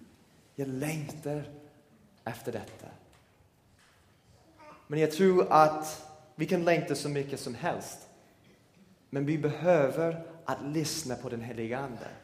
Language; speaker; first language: Swedish; non-native, fluent; English